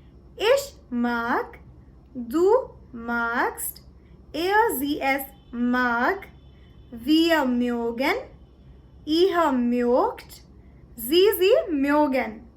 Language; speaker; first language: German; non-native, learner; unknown